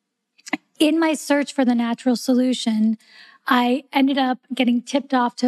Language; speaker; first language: English; native; English